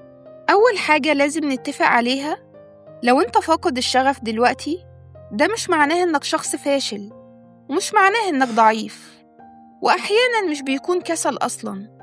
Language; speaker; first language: Arabic; native; Arabic